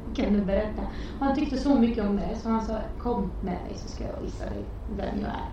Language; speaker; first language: Swedish; non-native, fluent; Romanian